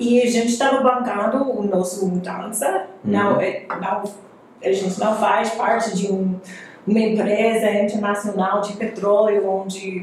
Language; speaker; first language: Portuguese; non-native, fluent; English